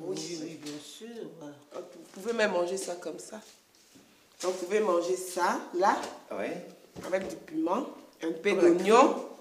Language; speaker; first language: French; non-native, local second language; Lingala